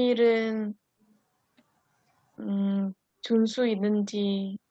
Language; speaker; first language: Korean; non-native, learner; Vietnamese